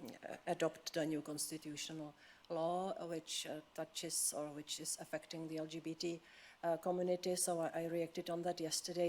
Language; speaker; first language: English; non-native, fluent; Czech